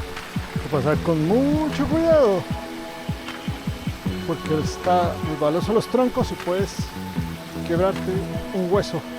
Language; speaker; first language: Spanish; native; Spanish